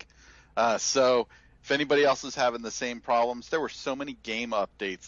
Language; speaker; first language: English; native; English